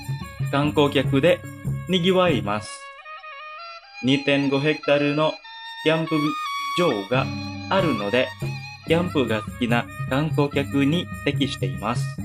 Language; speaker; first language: Japanese; non-native, fluent; Indonesian